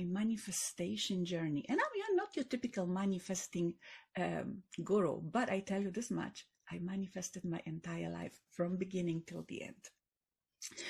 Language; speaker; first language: English; non-native, fluent; Polish